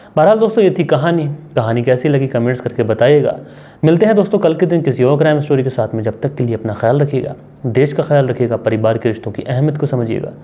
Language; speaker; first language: Hindi; native; Hindi